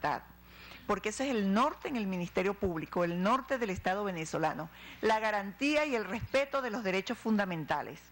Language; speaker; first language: Spanish; native; Spanish